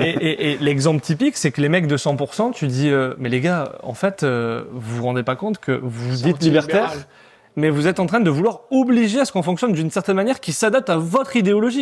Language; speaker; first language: French; native; French